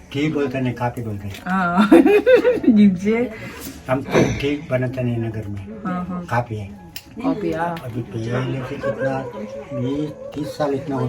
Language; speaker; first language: Hindi; non-native, local second language; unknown